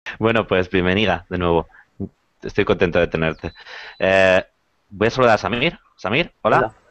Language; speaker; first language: Spanish; native; Spanish